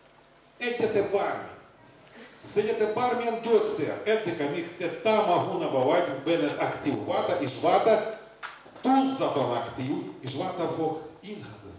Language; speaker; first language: Hungarian; non-native, learner; Russian